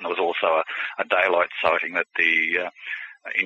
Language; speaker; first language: English; native; English